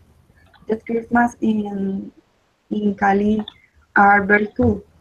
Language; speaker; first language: English; non-native, learner; Spanish